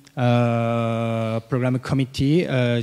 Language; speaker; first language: English; non-native, learner; Japanese